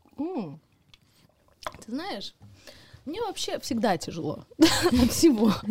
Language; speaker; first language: Russian; early bilingual, heritage; Russian